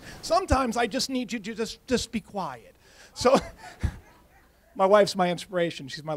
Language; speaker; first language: English; native; English